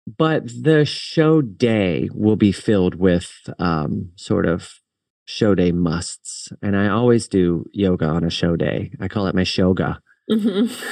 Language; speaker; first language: English; native; English